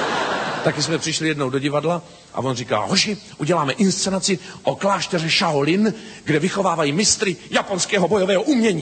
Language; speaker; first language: Czech; native; Czech